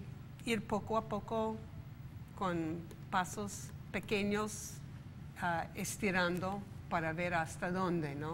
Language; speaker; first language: Spanish; non-native, fluent; English